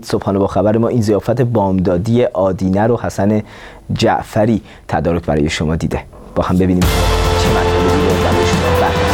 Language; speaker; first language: Persian; native; Persian